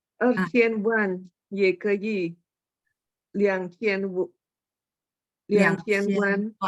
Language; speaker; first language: Chinese; non-native, learner; Indonesian